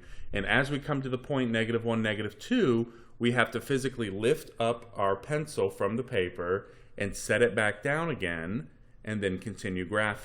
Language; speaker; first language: English; native; English